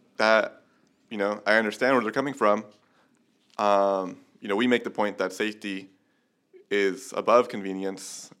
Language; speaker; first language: English; native; English